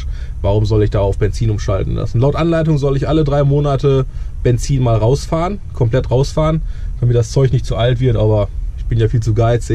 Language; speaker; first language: German; native; German